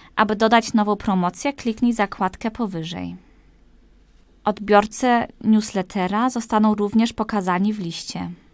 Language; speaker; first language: Polish; early bilingual, heritage; Polish